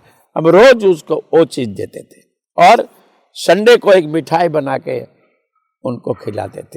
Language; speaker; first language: Hindi; non-native, local second language; Bangla